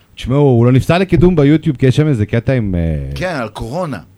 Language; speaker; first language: Hebrew; non-native, fluent; Russian